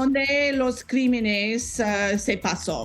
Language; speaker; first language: Spanish; non-native, learner; English